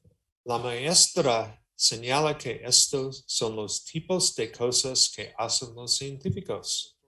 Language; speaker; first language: Spanish; non-native, learner; English